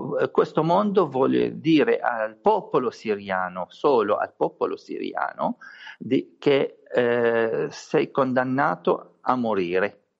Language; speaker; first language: Italian; non-native, fluent; Arabic